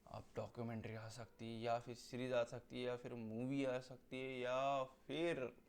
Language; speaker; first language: Hindi; non-native, local second language; Marathi